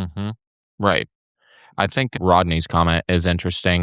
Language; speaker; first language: English; native; English